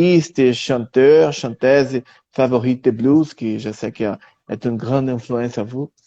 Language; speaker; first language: French; non-native, learner; Portuguese